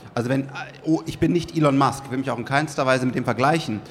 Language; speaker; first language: German; native; German